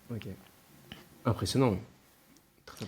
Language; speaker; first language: French; native; French